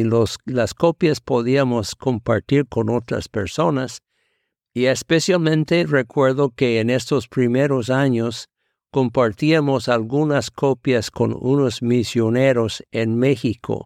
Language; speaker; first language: Spanish; non-native, fluent; English